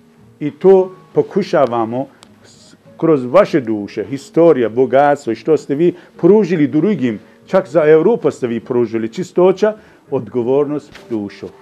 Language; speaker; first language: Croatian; non-native, fluent; Persian